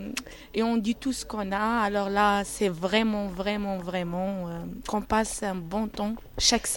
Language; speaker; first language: French; non-native, learner; Arabic